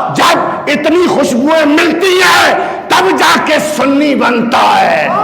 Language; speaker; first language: Urdu; native; Urdu